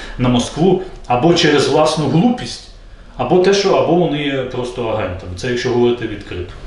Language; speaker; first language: Ukrainian; non-native, local second language; Gagauz